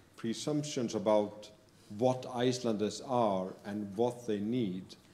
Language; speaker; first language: English; non-native, fluent; Icelandic